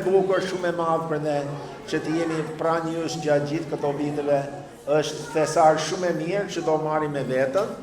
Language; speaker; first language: Albanian; non-native, fluent; English